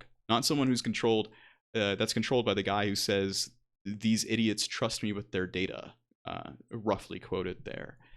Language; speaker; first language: English; native; English